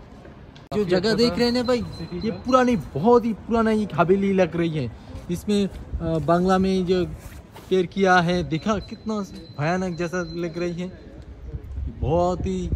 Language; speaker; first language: Hindi; non-native, learner; Bangla